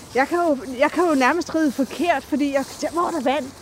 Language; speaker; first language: Danish; native; Danish